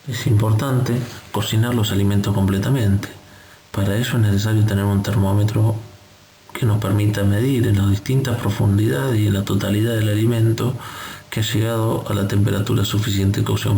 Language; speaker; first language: Spanish; native; Spanish